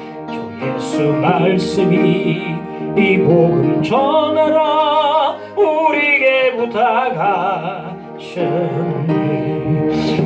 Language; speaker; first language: Korean; native; Korean